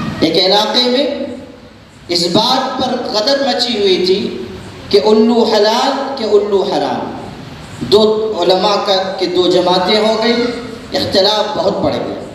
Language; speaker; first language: Urdu; native; Urdu